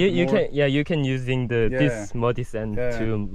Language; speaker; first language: English; non-native, learner; Korean